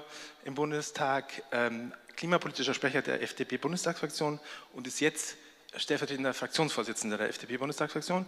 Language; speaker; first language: German; native; German